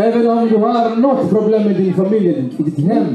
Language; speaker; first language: Swedish; non-native, learner; Swahili